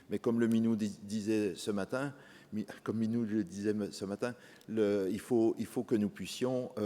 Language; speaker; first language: French; native; French